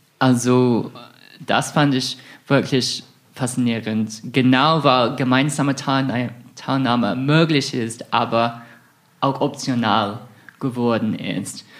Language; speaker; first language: German; non-native, fluent; English